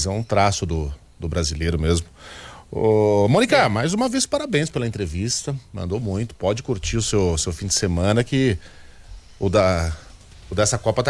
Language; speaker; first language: Portuguese; native; Portuguese